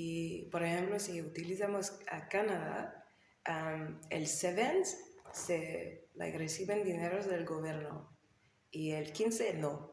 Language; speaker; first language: Spanish; non-native, learner; English